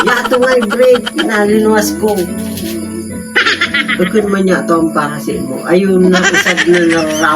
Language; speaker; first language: Filipino; non-native, local second language; Bikol